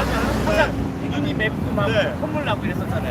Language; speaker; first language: Korean; native; Korean